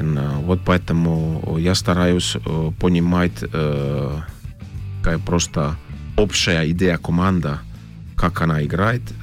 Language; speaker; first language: Russian; non-native, learner; Finnish